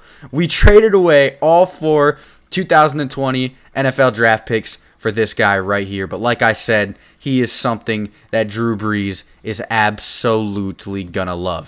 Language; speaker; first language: English; native; English